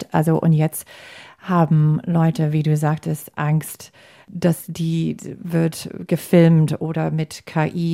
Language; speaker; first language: German; non-native, fluent; English